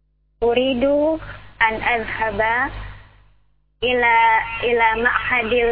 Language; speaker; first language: Arabic; non-native, learner; Indonesian